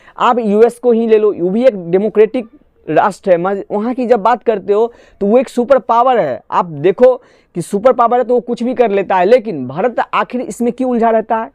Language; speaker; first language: Hindi; non-native, local second language; Assamese